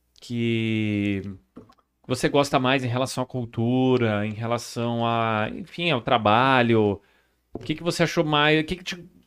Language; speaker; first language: Portuguese; native; Portuguese